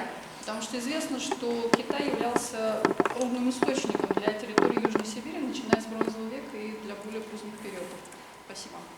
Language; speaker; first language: Russian; native; Russian